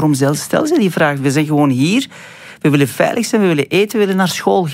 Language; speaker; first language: Dutch; non-native, fluent; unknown